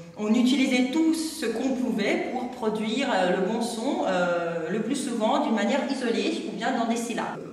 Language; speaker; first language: French; non-native, fluent; Russian